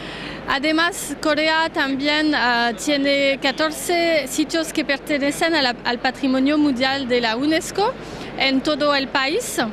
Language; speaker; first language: Spanish; non-native, fluent; Korean